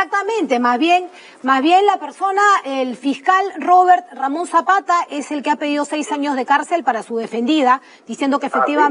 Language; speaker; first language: Spanish; native; Spanish